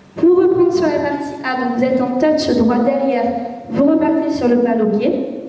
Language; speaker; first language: French; native; French